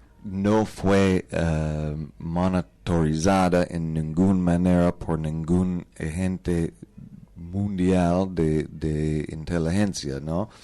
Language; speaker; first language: Spanish; non-native, learner; English